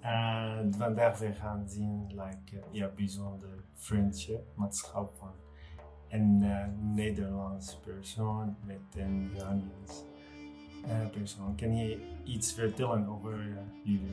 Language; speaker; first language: Dutch; non-native, learner; Arabic